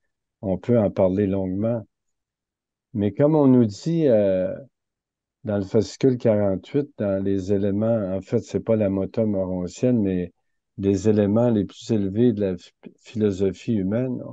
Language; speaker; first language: French; native; French